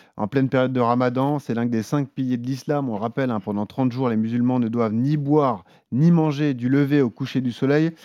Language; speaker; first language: French; native; French